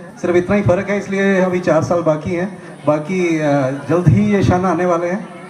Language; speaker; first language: Hindi; non-native, local second language; Dogri